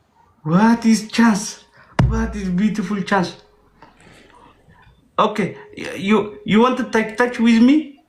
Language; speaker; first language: English; non-native, learner; Oromo